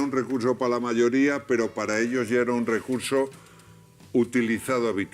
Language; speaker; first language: Spanish; native; Spanish